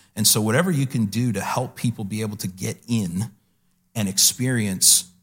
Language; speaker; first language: English; native; English